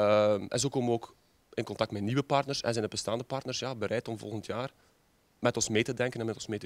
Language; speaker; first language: Dutch; native; Dutch